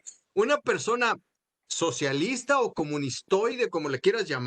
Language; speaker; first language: Spanish; native; Spanish